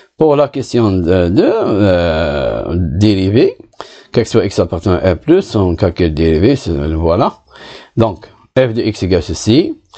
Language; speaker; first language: French; non-native, local second language; Arabic